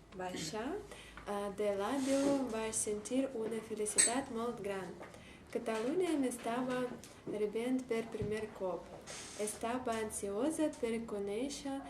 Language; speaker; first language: Catalan; non-native, learner; Russian